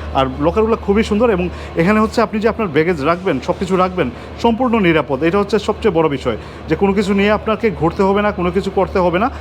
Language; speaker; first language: Bangla; native; Bangla